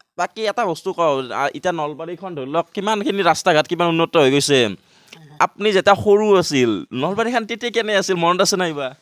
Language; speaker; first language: Assamese; native; Assamese